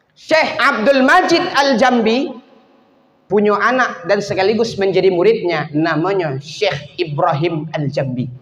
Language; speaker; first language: Malay; native; Malay